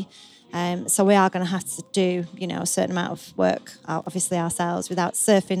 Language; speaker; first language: English; native; English